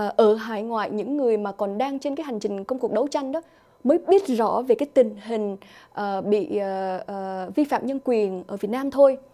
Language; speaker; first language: Vietnamese; early bilingual, other home language; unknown